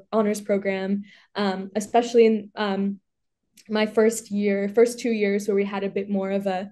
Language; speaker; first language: English; native; English